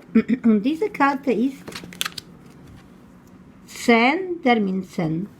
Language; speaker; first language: German; non-native, fluent; Croatian